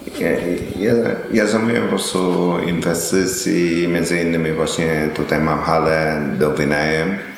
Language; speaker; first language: Polish; non-native, learner; Vietnamese